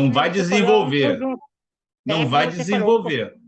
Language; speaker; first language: Portuguese; native; Portuguese